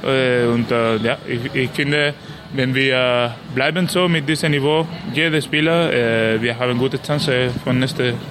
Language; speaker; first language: German; non-native, learner; Spanish